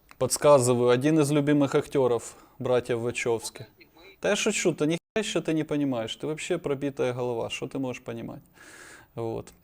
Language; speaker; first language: Russian; native; Russian